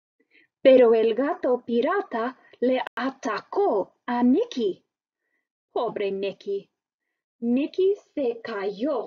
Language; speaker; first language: Spanish; non-native, fluent; English